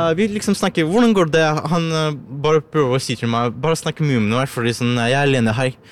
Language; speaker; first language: Norwegian; non-native, learner; Russian